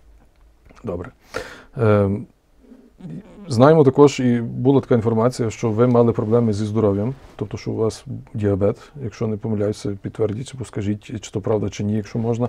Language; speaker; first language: Ukrainian; native; Ukrainian